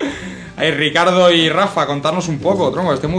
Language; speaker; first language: Spanish; native; Spanish